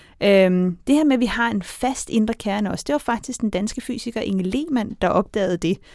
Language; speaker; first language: Danish; native; Danish